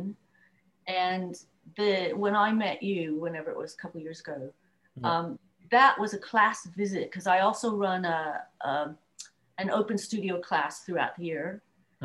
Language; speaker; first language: English; native; English